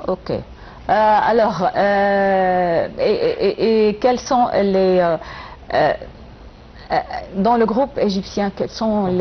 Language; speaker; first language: French; non-native, fluent; Arabic